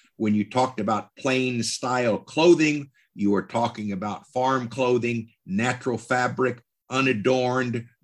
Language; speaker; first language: English; native; English